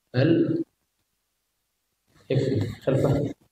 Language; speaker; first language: Arabic; non-native, fluent; Indonesian